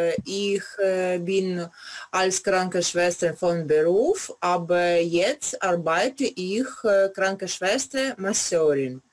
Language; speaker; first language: German; non-native, learner; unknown